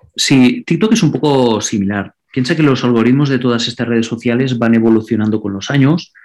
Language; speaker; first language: Spanish; non-native, local second language; Catalan